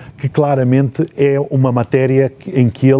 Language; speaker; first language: Portuguese; native; Portuguese